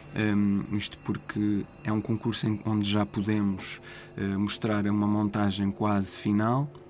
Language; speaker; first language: Portuguese; native; Portuguese